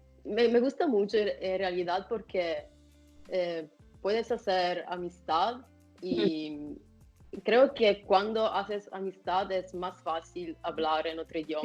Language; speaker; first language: Spanish; non-native, fluent; Italian